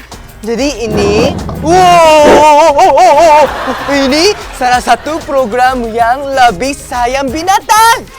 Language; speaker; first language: Indonesian; non-native, learner; Japanese